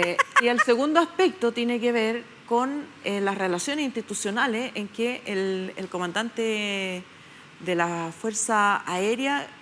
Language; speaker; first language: Spanish; native; Spanish